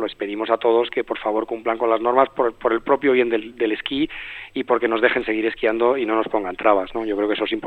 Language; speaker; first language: Spanish; native; Spanish